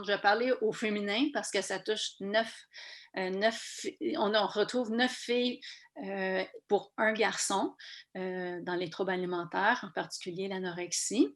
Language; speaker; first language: French; native; French